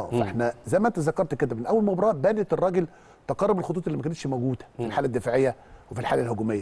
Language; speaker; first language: Arabic; native; Arabic